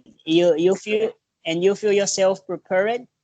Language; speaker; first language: English; non-native, learner; Portuguese